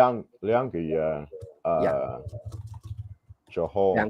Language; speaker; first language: Chinese; non-native, learner; English